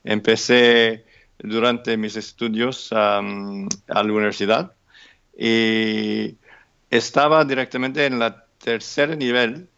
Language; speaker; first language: Spanish; non-native, fluent; English